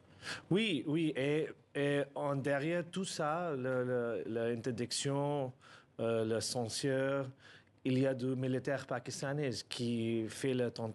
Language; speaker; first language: French; non-native, learner; Urdu